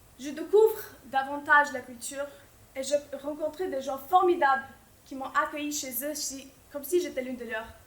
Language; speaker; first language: French; non-native, fluent; Albanian